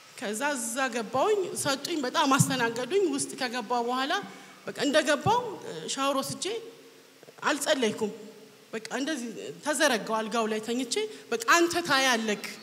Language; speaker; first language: Amharic; native; Amharic